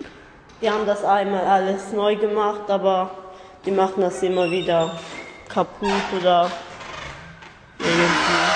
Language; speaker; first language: German; early bilingual, other home language; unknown